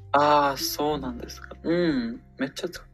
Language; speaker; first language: Japanese; non-native, fluent; French